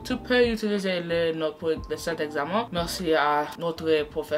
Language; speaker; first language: French; non-native, learner; English